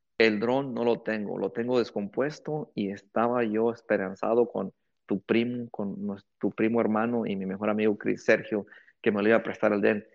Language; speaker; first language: Spanish; early bilingual, heritage; Spanish